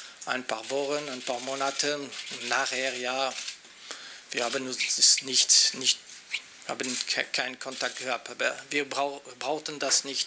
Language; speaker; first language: German; non-native, local second language; French